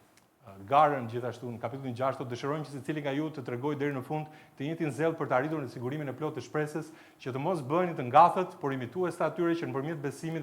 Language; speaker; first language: Albanian; native; Albanian